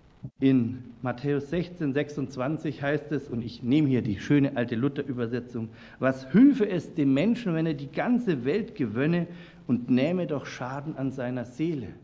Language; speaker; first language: German; native; German